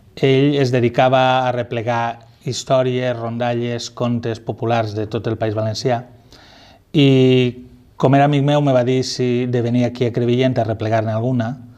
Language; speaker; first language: Catalan; native; Catalan